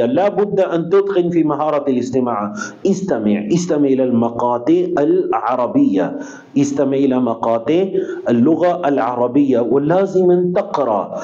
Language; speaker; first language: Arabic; non-native, fluent; Urdu